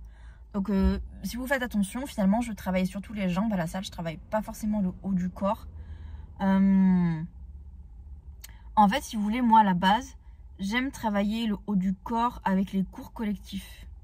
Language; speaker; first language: French; native; French